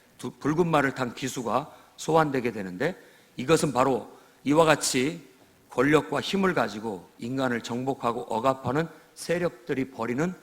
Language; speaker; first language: Korean; native; Korean